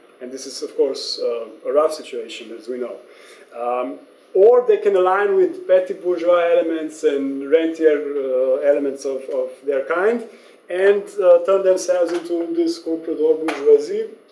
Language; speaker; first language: English; non-native, fluent; Slovenian